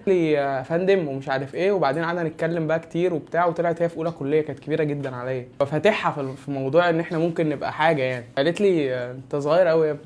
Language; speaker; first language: Arabic; native; Arabic